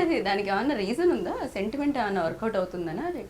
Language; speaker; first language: Telugu; native; Telugu